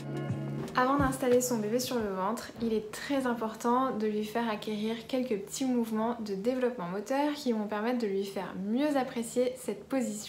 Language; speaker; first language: French; native; French